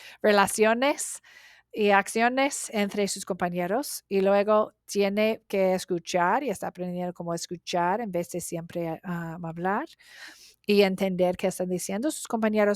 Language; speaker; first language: Spanish; non-native, learner; English